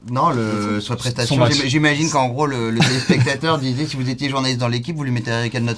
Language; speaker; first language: French; native; French